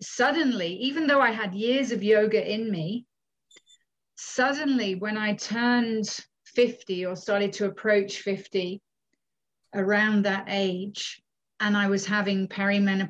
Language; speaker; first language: English; native; English